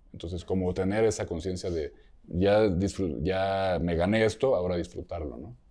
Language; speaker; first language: Spanish; native; Spanish